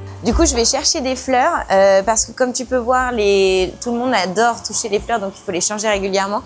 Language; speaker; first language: French; native; French